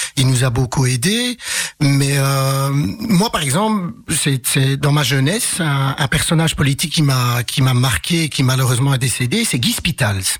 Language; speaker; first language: French; early bilingual, other home language; Arabic